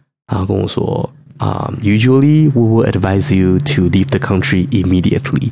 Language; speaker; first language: English; non-native, fluent; Chinese